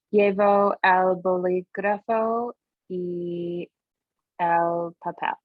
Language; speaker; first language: Spanish; non-native, learner; English